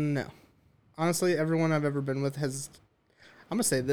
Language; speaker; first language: English; native; English